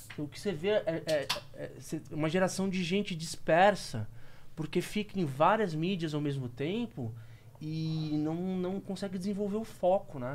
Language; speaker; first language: Portuguese; native; Portuguese